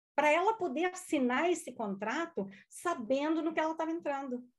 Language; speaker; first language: Portuguese; non-native, local second language; German